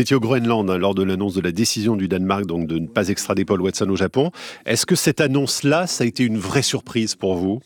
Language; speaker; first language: French; native; French